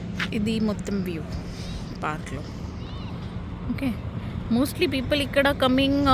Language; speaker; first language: Telugu; non-native, learner; Marathi